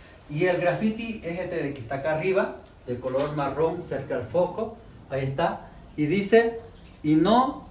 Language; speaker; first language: Spanish; native; Spanish